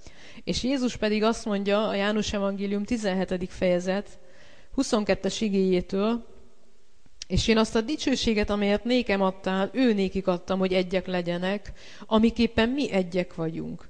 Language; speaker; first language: Hungarian; native; Hungarian